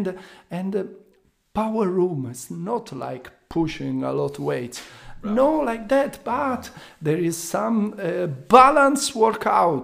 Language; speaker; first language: English; non-native, learner; Italian